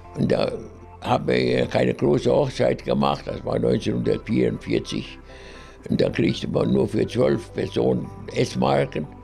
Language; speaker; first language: German; native; German